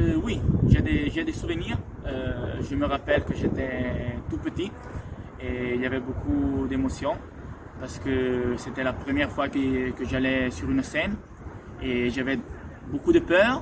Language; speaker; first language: French; non-native, local second language; Italian